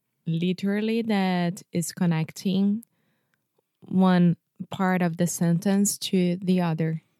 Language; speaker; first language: English; non-native, fluent; Portuguese